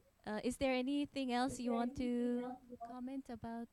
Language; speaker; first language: English; non-native, fluent; Korean